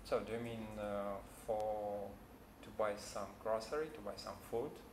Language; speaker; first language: English; non-native, fluent; Vietnamese